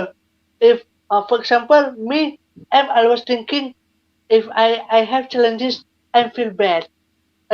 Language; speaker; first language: English; non-native, learner; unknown